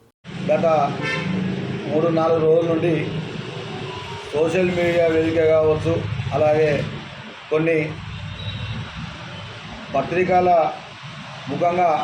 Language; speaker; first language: Telugu; native; Telugu